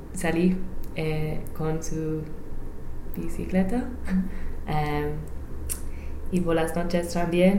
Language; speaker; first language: Spanish; non-native, learner; English